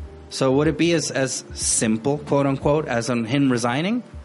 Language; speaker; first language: English; non-native, fluent; Spanish